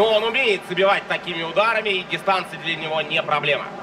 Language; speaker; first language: Russian; native; Russian